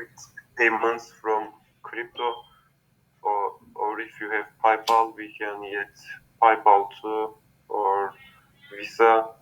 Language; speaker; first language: English; non-native, learner; Turkish